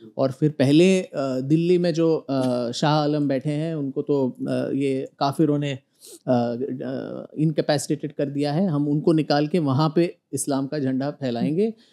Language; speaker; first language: Hindi; non-native, local second language; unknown